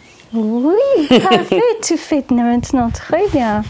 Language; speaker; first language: French; non-native, learner; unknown